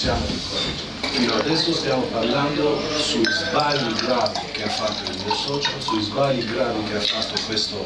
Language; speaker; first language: Italian; non-native, fluent; Albanian